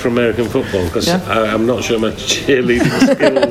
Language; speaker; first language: English; native; English